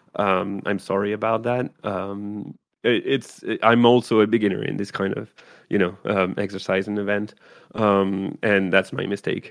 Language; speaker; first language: English; non-native, fluent; French